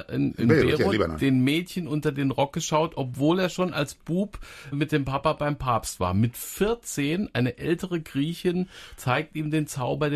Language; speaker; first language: German; native; German